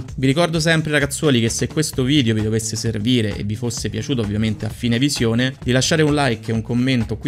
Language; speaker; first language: Italian; native; Italian